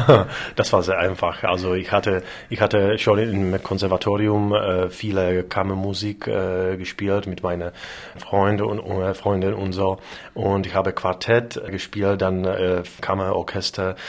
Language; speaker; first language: German; non-native, learner; Czech